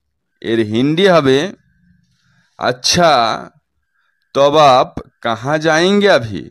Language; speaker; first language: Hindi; non-native, fluent; Bangla